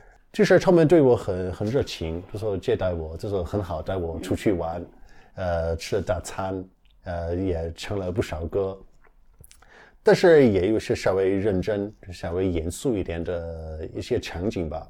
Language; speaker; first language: Chinese; non-native, fluent; English